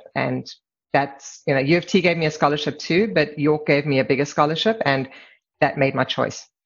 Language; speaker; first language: English; native; English